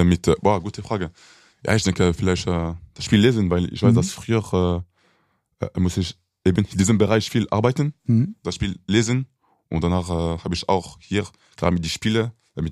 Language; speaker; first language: German; non-native, local second language; French